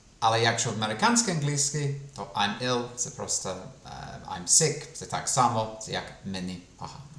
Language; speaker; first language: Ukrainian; non-native, fluent; English